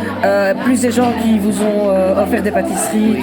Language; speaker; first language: French; native; French